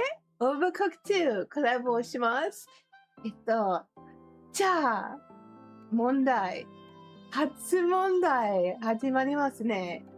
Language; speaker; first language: Japanese; non-native, learner; English